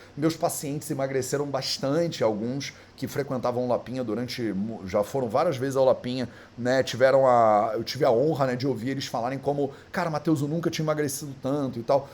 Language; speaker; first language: Portuguese; native; Portuguese